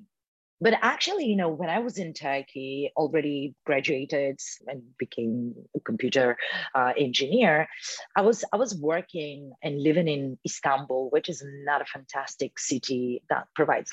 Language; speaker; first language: English; non-native, fluent; Bulgarian